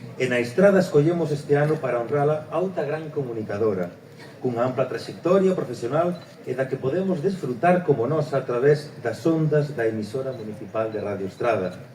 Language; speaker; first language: Galician; native; Galician